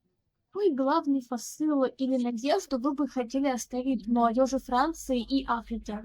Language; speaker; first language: Russian; native; Russian